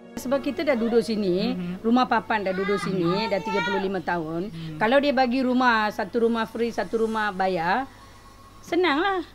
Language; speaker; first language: Malay; non-native, local second language; Tamil